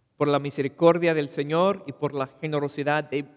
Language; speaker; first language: Spanish; non-native, fluent; English